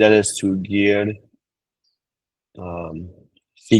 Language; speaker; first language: Spanish; non-native, learner; English